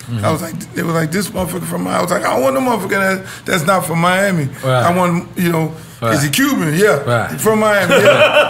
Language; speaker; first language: English; native; English